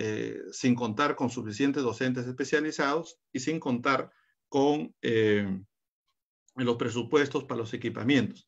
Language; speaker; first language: Spanish; native; Spanish